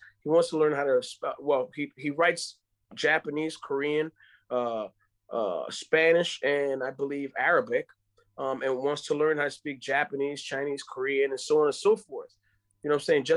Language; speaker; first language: English; non-native, fluent; Spanish